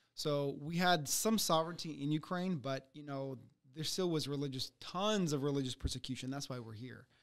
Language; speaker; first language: English; early bilingual, other home language; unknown